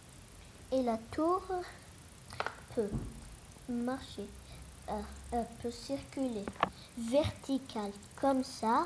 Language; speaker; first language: French; non-native, local second language; Arabic